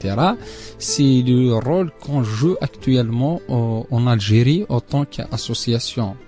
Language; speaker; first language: French; non-native, local second language; Arabic